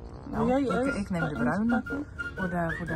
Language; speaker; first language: Dutch; native; Dutch